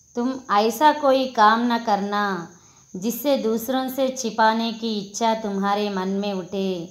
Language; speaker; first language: Hindi; non-native, local second language; Telugu